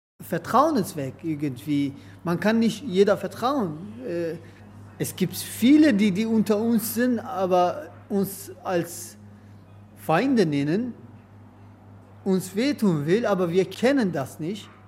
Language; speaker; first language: German; non-native, learner; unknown